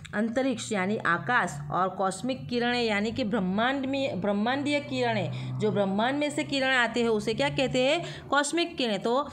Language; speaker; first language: Hindi; non-native, local second language; Gujarati